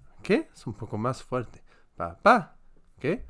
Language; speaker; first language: Spanish; non-native, learner; French